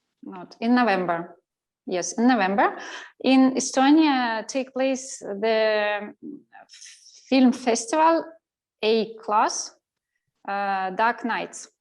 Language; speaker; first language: English; non-native, learner; Russian